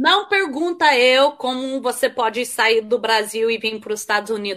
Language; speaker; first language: Portuguese; early bilingual, heritage; Portuguese